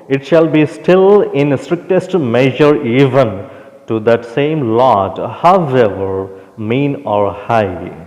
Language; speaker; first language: English; non-native, local second language; Telugu